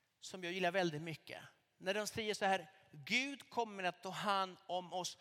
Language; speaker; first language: Swedish; non-native, fluent; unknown